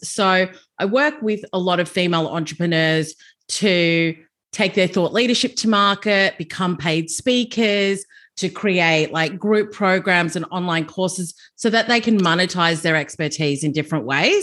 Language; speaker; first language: English; native; English